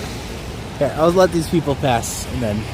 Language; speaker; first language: English; native; English